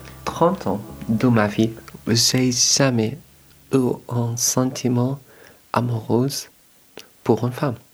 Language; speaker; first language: French; non-native, learner; Arabic